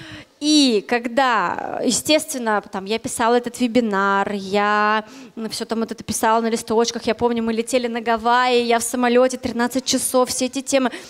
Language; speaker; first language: Russian; native; Russian